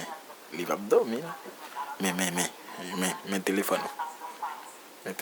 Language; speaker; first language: French; non-native, learner; Haitian Creole